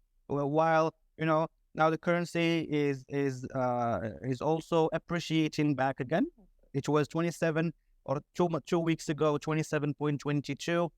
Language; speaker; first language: English; non-native, fluent; Arabic